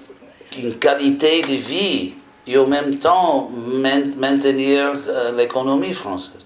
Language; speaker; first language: French; non-native, fluent; English